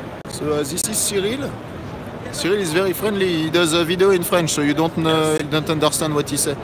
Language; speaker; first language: English; non-native, fluent; French